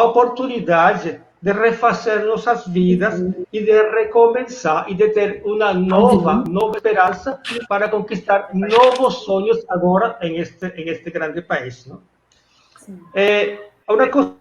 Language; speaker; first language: Portuguese; non-native, fluent; Spanish